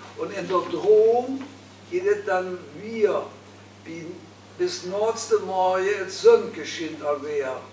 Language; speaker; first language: German; native; German